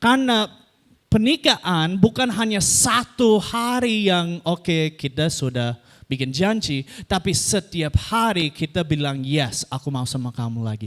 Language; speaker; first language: Indonesian; non-native, fluent; English